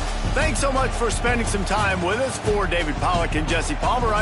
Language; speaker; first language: English; native; English